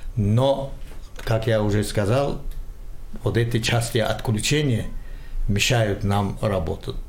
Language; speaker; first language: Russian; non-native, local second language; Tajik